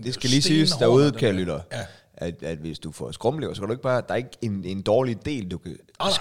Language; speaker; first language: Danish; native; Danish